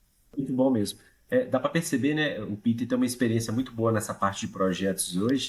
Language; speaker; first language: Portuguese; native; Portuguese